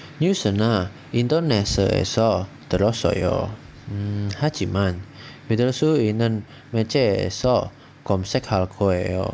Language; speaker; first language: Korean; non-native, learner; Indonesian